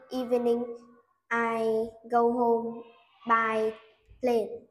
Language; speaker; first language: English; non-native, learner; Vietnamese